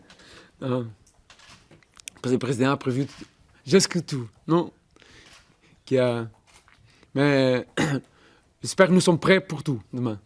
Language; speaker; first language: French; non-native, fluent; Portuguese